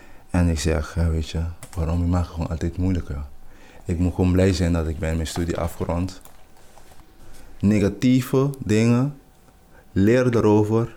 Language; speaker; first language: Dutch; non-native, local second language; Papiamento